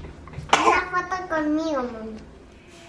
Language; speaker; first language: Spanish; early bilingual, other home language; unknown